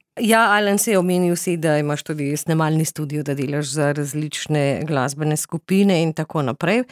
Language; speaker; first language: Slovenian; native; Slovenian